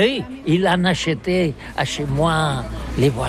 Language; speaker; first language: French; non-native, learner; Catalan